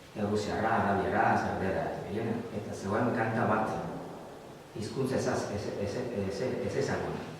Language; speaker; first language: Basque; non-native, fluent; Spanish